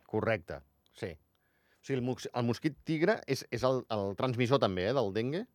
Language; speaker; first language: Catalan; native; Catalan